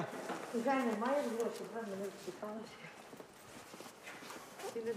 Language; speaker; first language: German; non-native, learner; Ukrainian